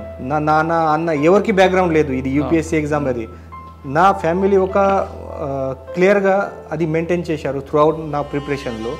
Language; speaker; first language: Telugu; non-native, learner; Marathi